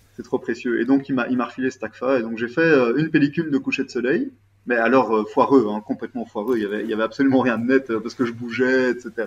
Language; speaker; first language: French; native; French